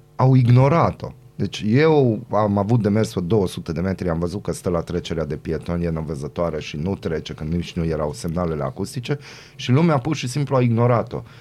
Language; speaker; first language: Romanian; non-native, local second language; Hungarian